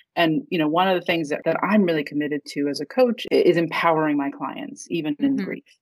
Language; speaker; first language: English; native; English